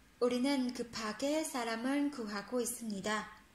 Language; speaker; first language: Korean; non-native, fluent; Vietnamese